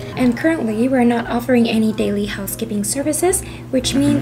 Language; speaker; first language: English; non-native, fluent; Vietnamese